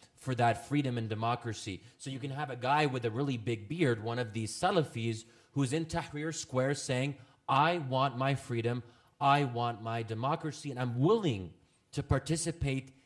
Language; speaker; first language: English; native; English